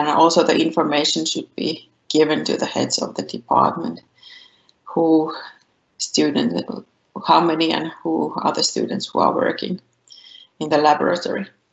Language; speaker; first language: English; non-native, fluent; Finnish